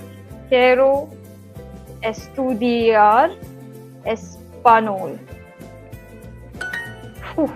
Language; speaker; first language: Spanish; non-native, learner; Hindi